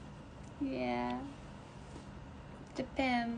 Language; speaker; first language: English; non-native, learner; Chinese